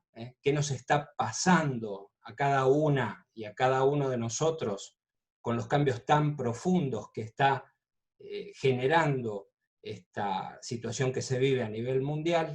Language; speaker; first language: Spanish; native; Spanish